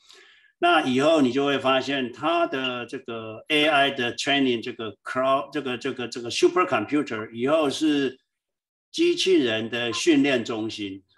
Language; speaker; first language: Chinese; native; Chinese